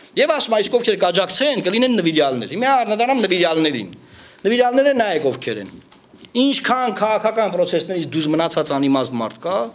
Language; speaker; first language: Armenian; native; Armenian